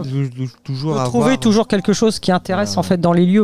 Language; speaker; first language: French; native; French